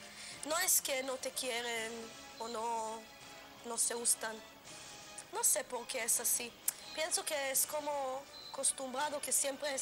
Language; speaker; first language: Spanish; non-native, learner; Hebrew